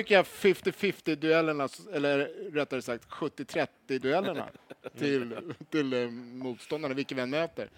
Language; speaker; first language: Swedish; native; Swedish